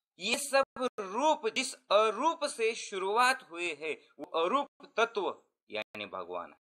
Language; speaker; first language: Hindi; non-native, local second language; Marathi